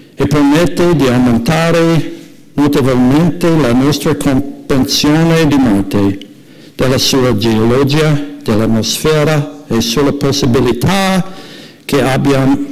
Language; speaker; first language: Italian; non-native, learner; English